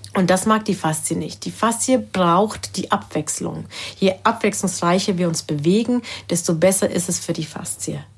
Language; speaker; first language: German; early bilingual, other home language; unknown